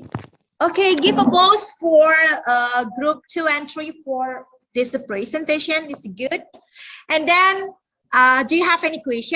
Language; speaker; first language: English; non-native, learner; Indonesian